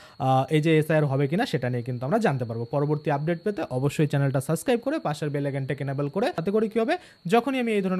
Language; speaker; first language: Bangla; native; Bangla